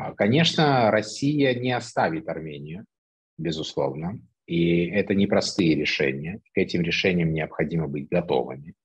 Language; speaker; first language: Russian; native; Russian